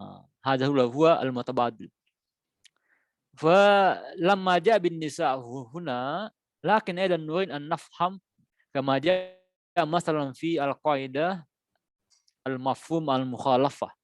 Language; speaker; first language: Arabic; non-native, fluent; Indonesian